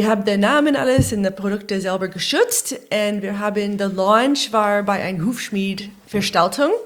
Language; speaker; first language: German; non-native, learner; English